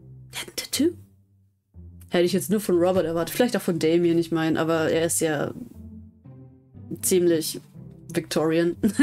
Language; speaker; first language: German; native; German